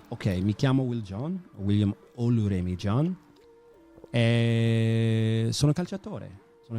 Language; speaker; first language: Italian; non-native, fluent; English